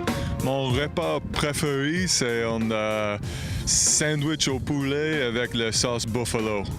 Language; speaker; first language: French; non-native, learner; English